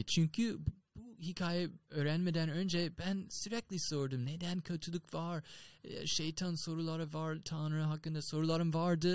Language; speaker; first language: Turkish; non-native, fluent; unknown